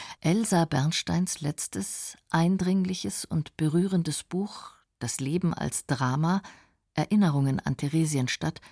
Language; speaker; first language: German; native; German